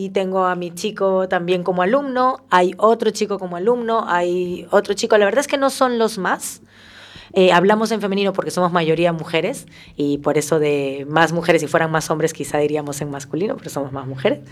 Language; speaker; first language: Spanish; native; Spanish